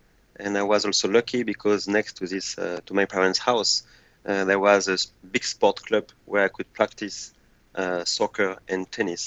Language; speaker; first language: English; non-native, fluent; French